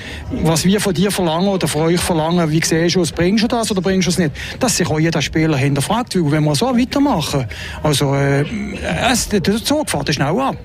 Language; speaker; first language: German; native; German